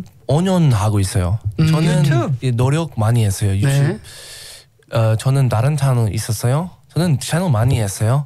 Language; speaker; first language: Korean; non-native, learner; English